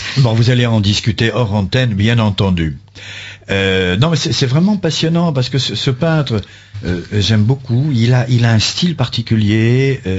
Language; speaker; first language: French; early bilingual, other home language; Russian